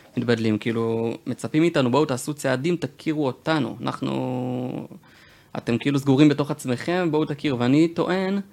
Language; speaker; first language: Hebrew; native; Hebrew